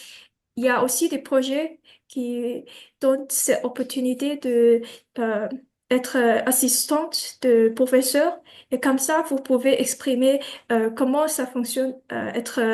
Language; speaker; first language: French; non-native, learner; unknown